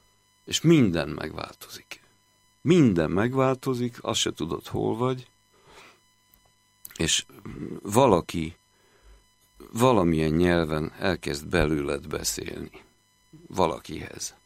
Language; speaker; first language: Hungarian; native; Hungarian